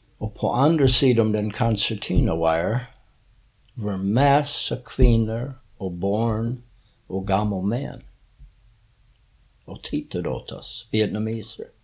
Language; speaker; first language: Swedish; early bilingual, heritage; English